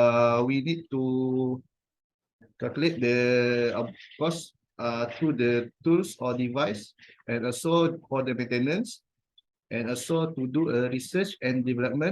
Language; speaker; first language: English; non-native, fluent; Malay